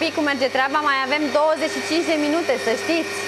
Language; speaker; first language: Romanian; native; Romanian